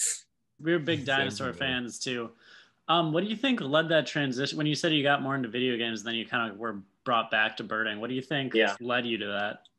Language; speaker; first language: English; native; English